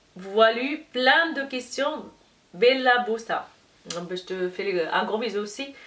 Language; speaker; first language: French; non-native, local second language; Arabic